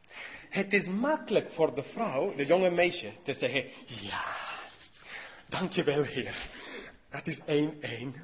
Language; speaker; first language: Dutch; non-native, learner; English